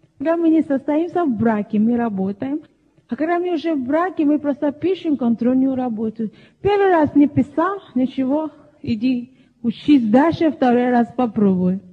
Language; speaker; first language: Russian; non-native, fluent; Yoruba